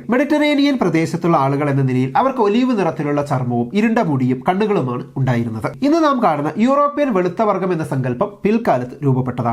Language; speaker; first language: Malayalam; native; Malayalam